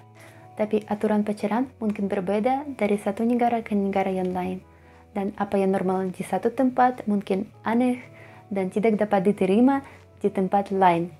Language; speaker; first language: Indonesian; non-native, fluent; Russian